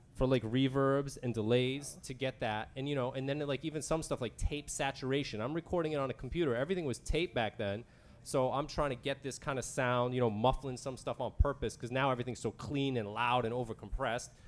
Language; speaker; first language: English; native; English